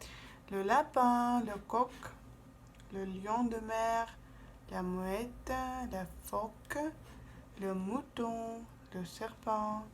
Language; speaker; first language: French; non-native, fluent; Russian